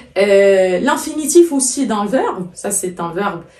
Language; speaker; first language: French; non-native, local second language; Arabic